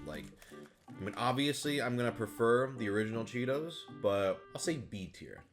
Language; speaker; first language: English; native; English